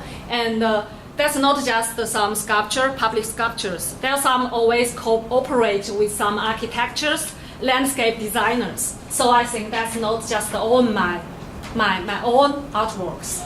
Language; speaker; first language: English; non-native, learner; Chinese